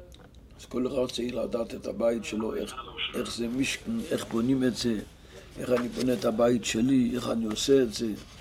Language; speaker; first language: Hebrew; non-native, local second language; Yiddish